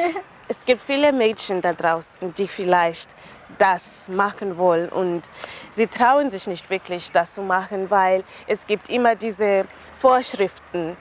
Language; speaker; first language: German; non-native, fluent; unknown